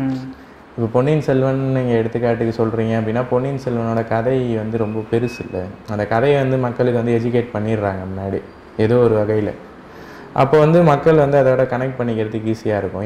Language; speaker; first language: Tamil; native; Tamil